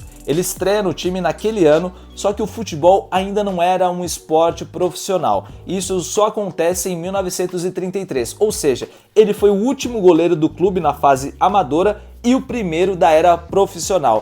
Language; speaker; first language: Portuguese; native; Portuguese